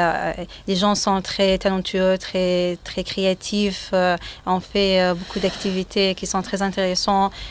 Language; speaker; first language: French; non-native, fluent; Arabic